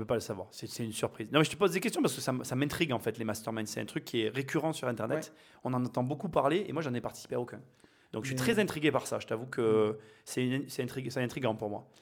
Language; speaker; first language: French; native; French